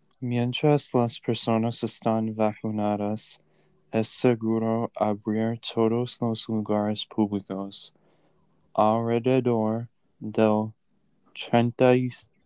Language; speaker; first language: Spanish; non-native, learner; English